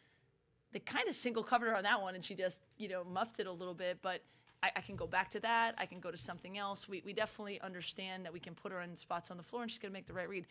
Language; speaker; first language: English; native; English